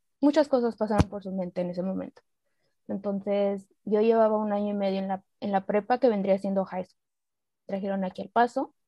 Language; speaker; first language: Spanish; native; Spanish